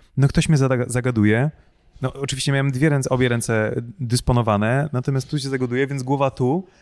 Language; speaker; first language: Polish; native; Polish